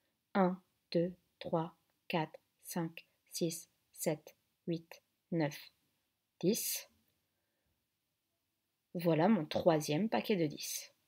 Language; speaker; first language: French; native; French